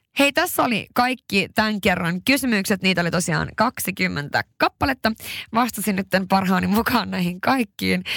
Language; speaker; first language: Finnish; early bilingual, heritage; Swedish